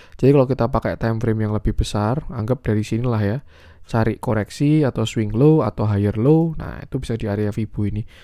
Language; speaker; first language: Indonesian; native; Indonesian